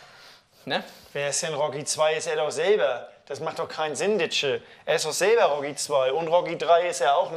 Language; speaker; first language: German; native; German